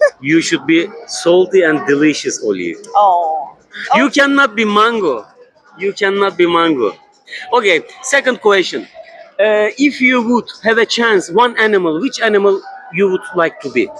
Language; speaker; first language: English; non-native, learner; Turkish